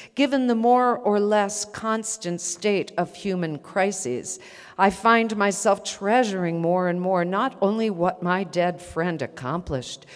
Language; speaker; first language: English; native; English